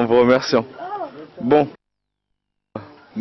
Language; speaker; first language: French; native; French